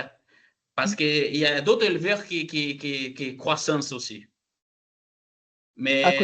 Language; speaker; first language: French; non-native, learner; Portuguese